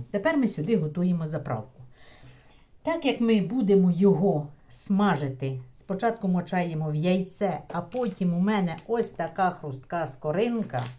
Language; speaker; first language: Ukrainian; non-native, local second language; Russian